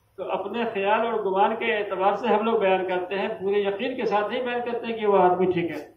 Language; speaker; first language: Urdu; native; Urdu